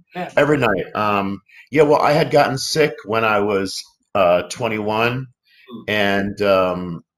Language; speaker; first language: English; native; English